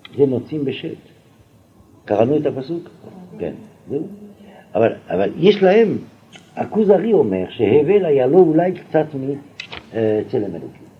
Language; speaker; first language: Hebrew; non-native, fluent; French